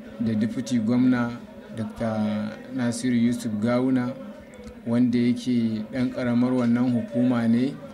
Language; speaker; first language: Hausa; native; Hausa